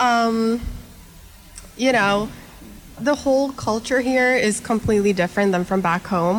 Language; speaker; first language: English; non-native, fluent; Norwegian